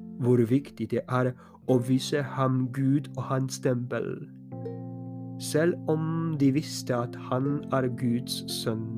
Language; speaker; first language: Norwegian; non-native, fluent; Polish